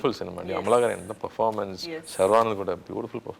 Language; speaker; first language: Telugu; non-native, local second language; Tamil